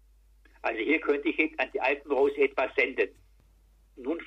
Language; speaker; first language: German; native; German